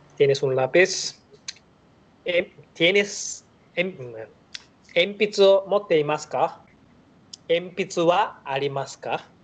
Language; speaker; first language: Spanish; non-native, learner; Japanese